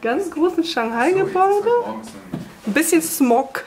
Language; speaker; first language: German; native; German